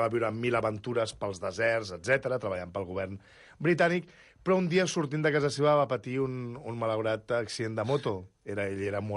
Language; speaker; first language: Catalan; native; Catalan